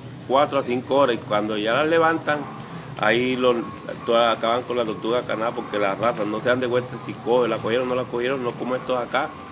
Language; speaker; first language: Spanish; native; Spanish